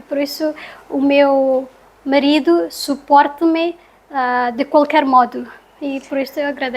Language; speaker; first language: Portuguese; non-native, learner; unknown